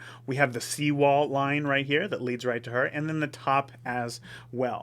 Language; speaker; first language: English; native; English